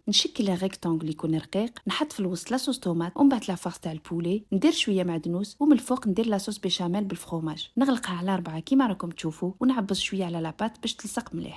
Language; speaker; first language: Arabic; native; Arabic